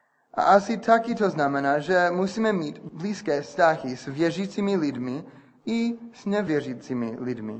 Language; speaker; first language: Czech; non-native, fluent; English